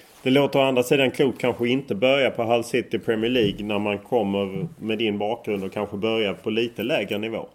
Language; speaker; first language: Swedish; native; Swedish